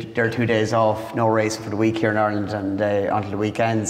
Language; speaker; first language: English; native; English